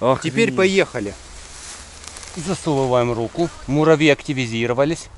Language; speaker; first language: Russian; native; Russian